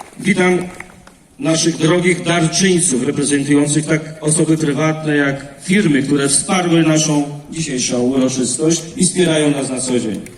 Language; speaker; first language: Polish; native; Polish